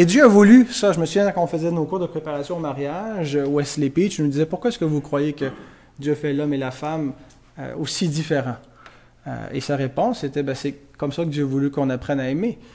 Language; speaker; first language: French; native; French